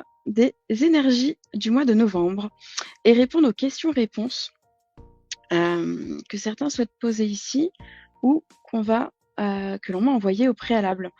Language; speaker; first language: French; native; French